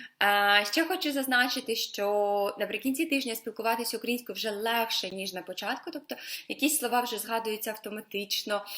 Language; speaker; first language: Ukrainian; non-native, local second language; Russian